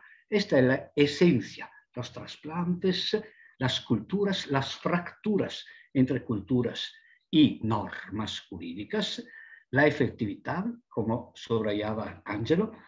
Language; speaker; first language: Spanish; non-native, fluent; Italian